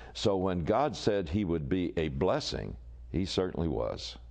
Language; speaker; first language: English; native; English